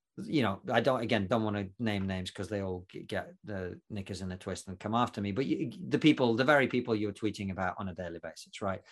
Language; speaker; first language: English; non-native, fluent; Russian